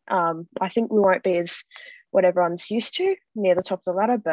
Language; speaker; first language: English; native; English